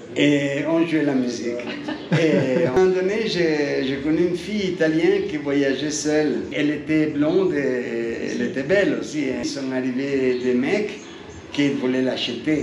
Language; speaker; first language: French; non-native, fluent; Italian